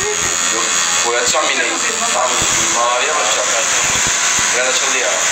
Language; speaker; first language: Turkish; native; Turkish